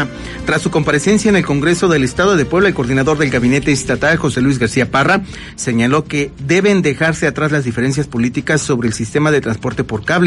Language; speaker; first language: Spanish; native; Spanish